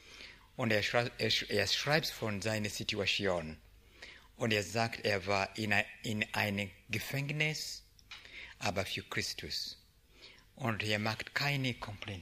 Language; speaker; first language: German; non-native, learner; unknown